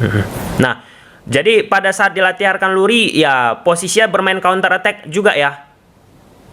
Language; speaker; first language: Indonesian; native; Indonesian